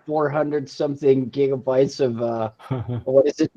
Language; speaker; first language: English; native; English